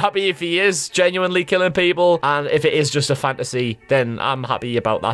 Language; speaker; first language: English; native; English